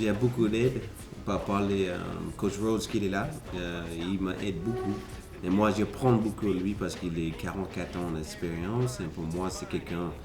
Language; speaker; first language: French; non-native, fluent; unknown